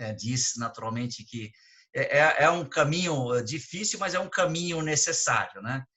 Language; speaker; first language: Portuguese; native; Portuguese